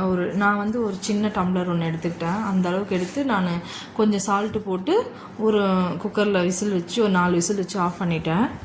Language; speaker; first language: Tamil; native; Tamil